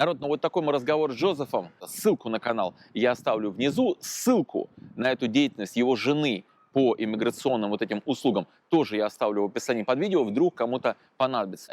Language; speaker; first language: Russian; native; Russian